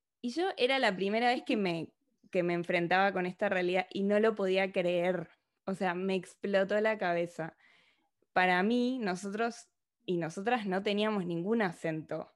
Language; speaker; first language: Spanish; native; Spanish